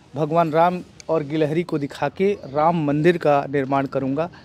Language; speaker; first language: Hindi; native; Hindi